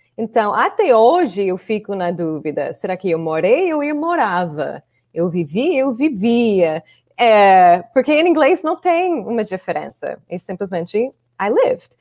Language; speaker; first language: Portuguese; non-native, fluent; English